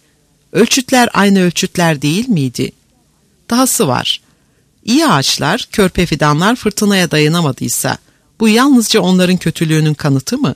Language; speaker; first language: Turkish; native; Turkish